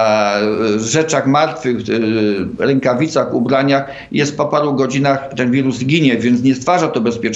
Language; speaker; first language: Polish; native; Polish